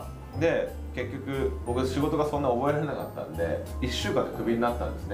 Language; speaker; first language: Japanese; native; Japanese